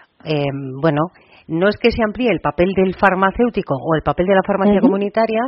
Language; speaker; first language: Spanish; native; Spanish